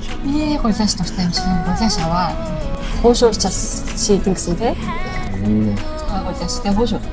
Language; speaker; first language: Mongolian; early bilingual, heritage; Mongolian